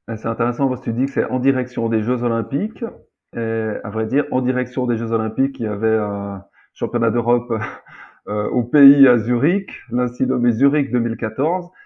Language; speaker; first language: French; native; French